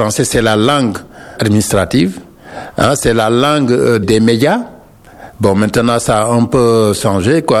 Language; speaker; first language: French; non-native, local second language; Wolof